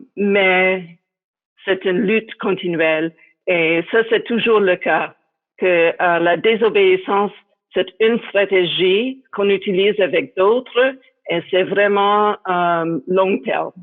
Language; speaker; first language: French; non-native, fluent; English